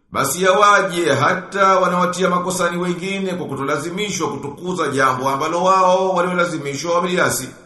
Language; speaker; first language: Swahili; native; Swahili